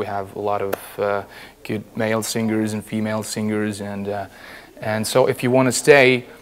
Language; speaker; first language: English; non-native, fluent; Estonian